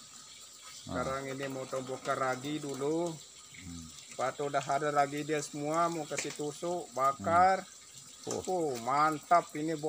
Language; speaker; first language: Malay; native; Malay